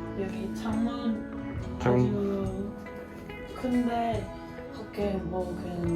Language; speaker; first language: Korean; non-native, learner; Dutch